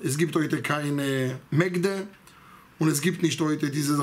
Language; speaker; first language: German; non-native, fluent; Hebrew